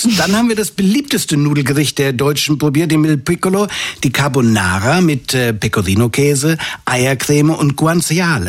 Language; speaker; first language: German; native; German